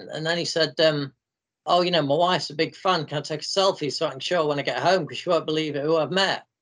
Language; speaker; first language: English; native; English